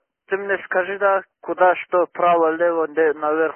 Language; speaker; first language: Russian; non-native, local second language; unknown